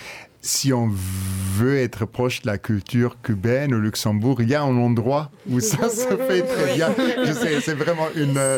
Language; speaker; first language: French; non-native, local second language; Luxembourgish